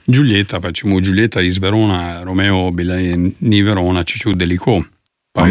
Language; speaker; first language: Russian; non-native, learner; Italian